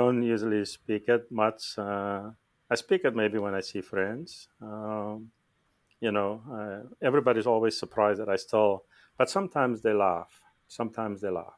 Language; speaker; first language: English; non-native, local second language; Afrikaans